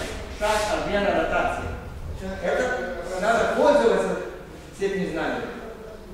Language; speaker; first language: Russian; non-native, learner; Serbian